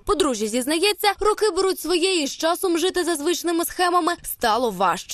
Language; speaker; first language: Ukrainian; native; Ukrainian